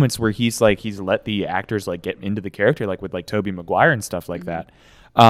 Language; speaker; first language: English; native; English